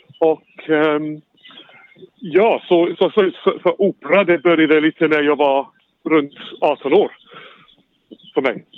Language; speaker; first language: Swedish; non-native, fluent; English